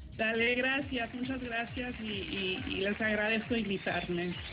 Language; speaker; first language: Spanish; early bilingual, heritage; Spanish